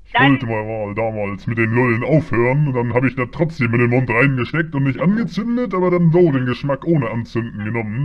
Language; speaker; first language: German; native; German